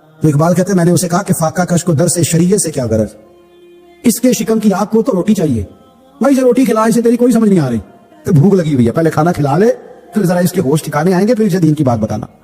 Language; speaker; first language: Urdu; non-native, local second language; Punjabi